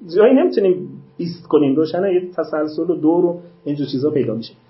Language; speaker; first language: Persian; native; Persian